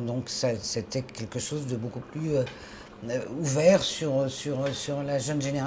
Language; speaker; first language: French; native; French